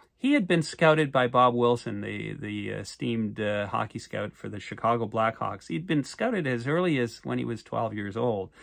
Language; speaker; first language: English; native; English